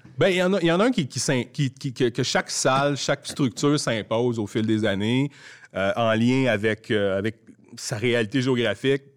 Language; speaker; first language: French; native; French